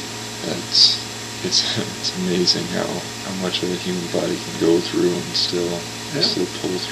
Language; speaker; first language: English; native; English